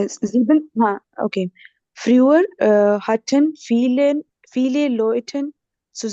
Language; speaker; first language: German; non-native, learner; Urdu